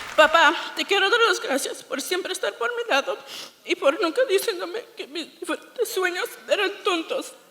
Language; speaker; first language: Spanish; early bilingual, heritage; Spanish